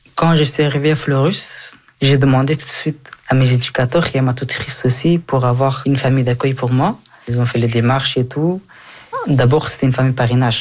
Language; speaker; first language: French; early bilingual, other home language; Hazaragi